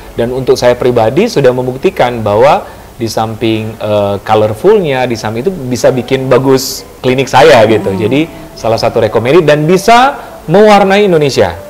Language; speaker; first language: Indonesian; native; Indonesian